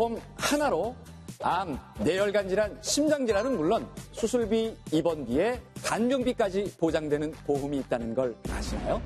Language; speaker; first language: Korean; native; Korean